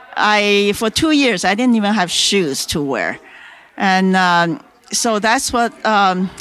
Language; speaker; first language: English; non-native, fluent; Chinese